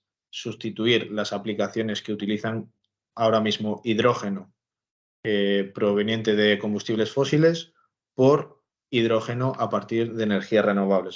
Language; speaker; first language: Spanish; native; Spanish